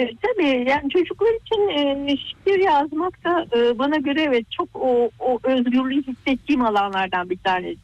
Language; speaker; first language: Turkish; native; Turkish